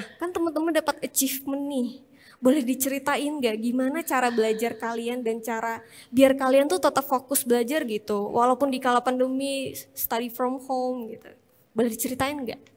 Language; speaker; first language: Indonesian; native; Indonesian